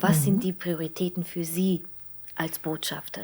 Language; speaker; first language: German; non-native, fluent; Slovenian